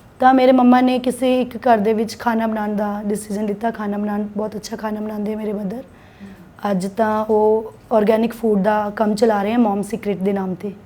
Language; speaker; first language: Punjabi; non-native, local second language; Hindi